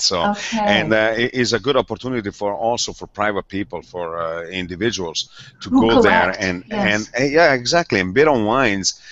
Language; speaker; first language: English; non-native, fluent; Italian